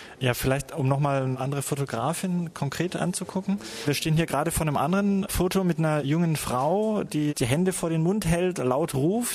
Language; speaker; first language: German; native; German